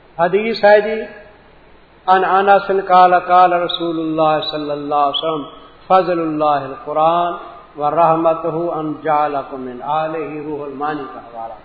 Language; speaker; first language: Urdu; non-native, local second language; Punjabi